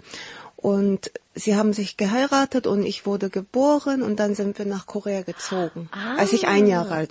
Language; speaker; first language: German; early bilingual, heritage; Korean